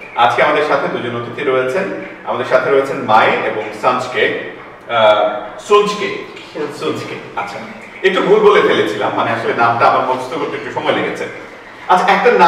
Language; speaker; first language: Bangla; native; Bangla